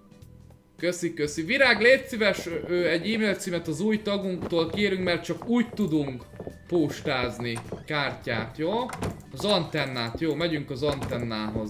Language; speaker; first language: Hungarian; native; Hungarian